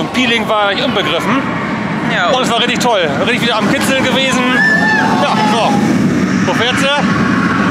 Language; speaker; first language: German; native; German